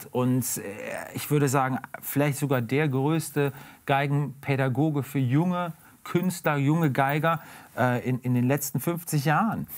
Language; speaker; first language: German; native; German